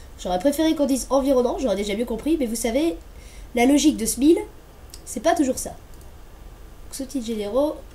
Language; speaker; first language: French; native; French